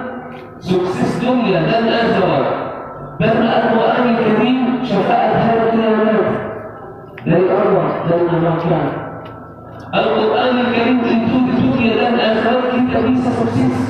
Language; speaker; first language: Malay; non-native, learner; Arabic